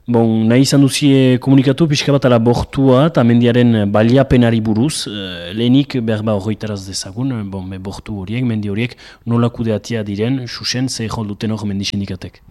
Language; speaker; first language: Basque; native; Basque